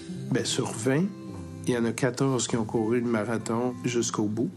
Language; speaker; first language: French; native; French